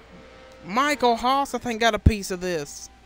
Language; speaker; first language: English; native; English